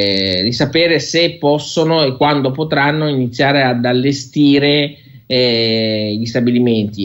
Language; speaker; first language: Italian; native; Italian